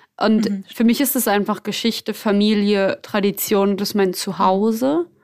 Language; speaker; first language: German; native; German